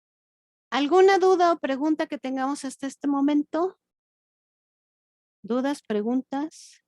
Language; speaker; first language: Spanish; native; Spanish